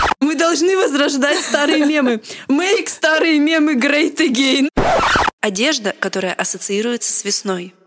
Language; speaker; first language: Russian; native; Russian